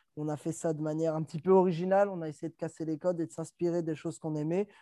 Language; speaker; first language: French; native; French